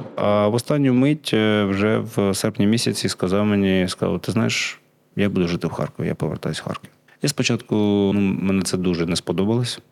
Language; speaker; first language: Ukrainian; non-native, local second language; Russian